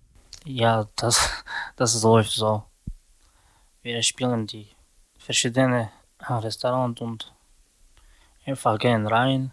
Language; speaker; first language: German; non-native, learner; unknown